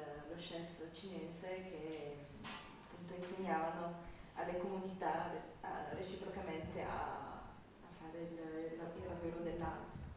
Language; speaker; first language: Italian; native; Italian